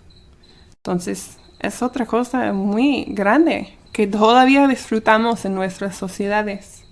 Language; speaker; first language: Spanish; early bilingual, heritage; Spanish